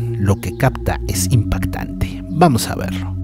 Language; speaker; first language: Spanish; native; Spanish